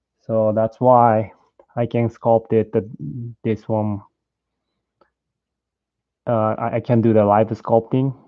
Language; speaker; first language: English; non-native, learner; Japanese